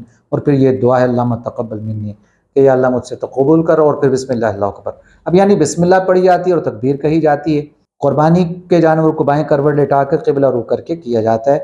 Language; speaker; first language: Urdu; native; Urdu